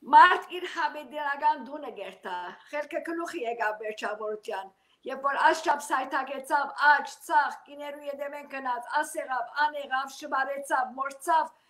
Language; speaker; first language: Armenian; early bilingual, heritage; Armenian